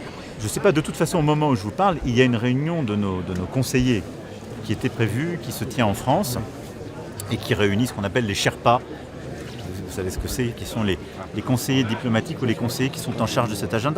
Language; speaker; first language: French; native; French